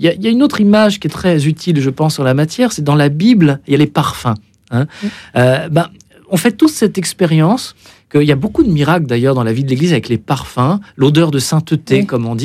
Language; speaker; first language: French; native; French